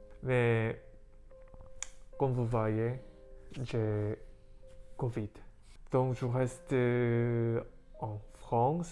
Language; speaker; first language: French; non-native, learner; Korean